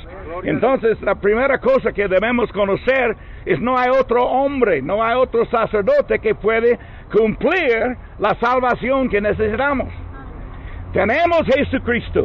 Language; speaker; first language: Spanish; non-native, learner; English